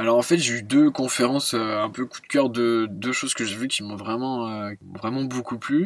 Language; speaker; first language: French; native; French